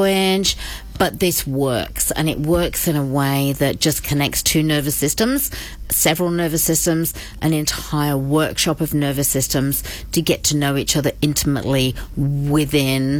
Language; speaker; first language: English; native; English